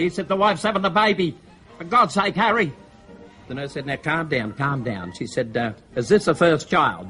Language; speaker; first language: English; native; English